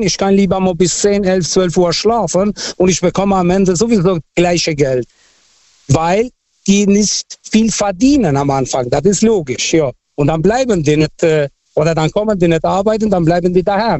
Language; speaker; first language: German; non-native, fluent; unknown